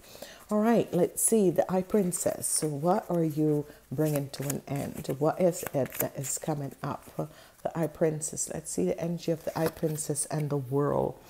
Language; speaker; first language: English; non-native, fluent; Dutch